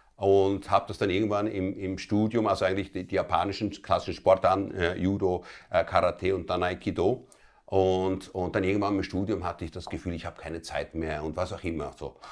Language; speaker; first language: German; early bilingual, other home language; Italian